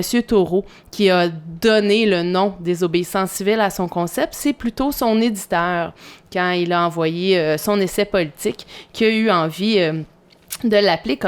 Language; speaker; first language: French; native; French